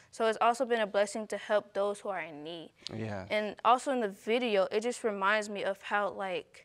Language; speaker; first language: English; native; English